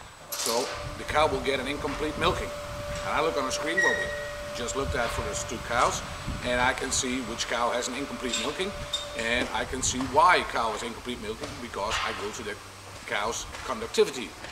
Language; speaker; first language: English; non-native, fluent; Dutch